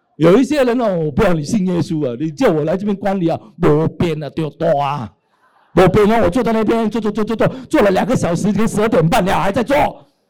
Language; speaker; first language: Chinese; native; Chinese